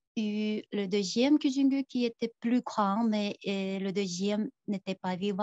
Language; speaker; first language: French; non-native, fluent; Tuvinian